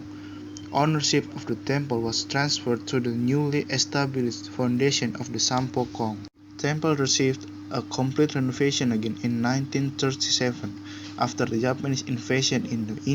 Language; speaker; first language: English; non-native, learner; Indonesian